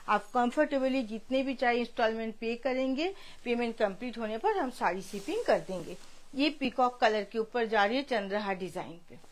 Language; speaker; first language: Hindi; non-native, local second language; Bangla